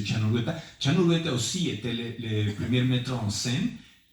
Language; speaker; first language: French; non-native, fluent; Spanish